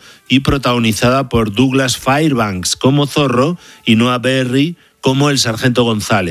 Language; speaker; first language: Spanish; native; Spanish